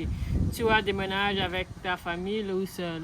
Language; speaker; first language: French; non-native, learner; Akan